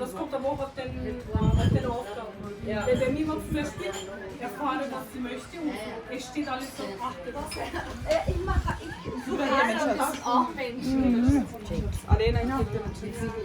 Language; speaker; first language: German; early bilingual, other home language; Turkish